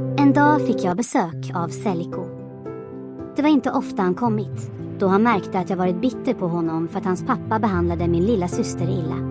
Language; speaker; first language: Swedish; non-native, fluent; Croatian